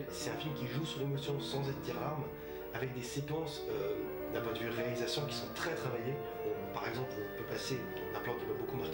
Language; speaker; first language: French; native; French